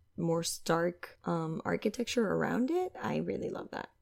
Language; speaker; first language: English; non-native, fluent; Spanish